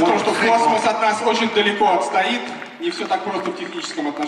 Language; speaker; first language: Russian; native; Russian